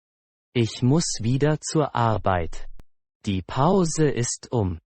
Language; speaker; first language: German; non-native, fluent; Persian